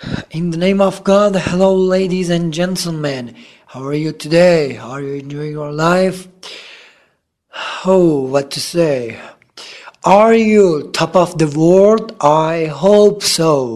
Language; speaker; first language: English; non-native, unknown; Persian